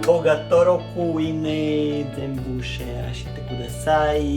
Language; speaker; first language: Japanese; non-native, learner; Serbian